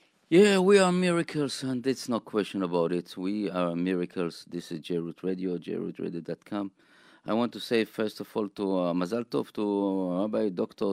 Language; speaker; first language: English; non-native, fluent; Hebrew